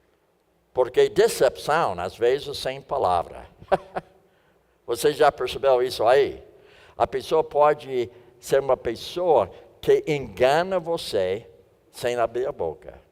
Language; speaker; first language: Portuguese; non-native, fluent; English